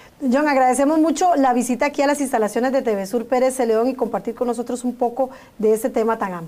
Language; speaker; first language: Spanish; native; Spanish